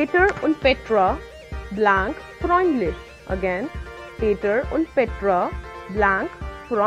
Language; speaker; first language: German; non-native, fluent; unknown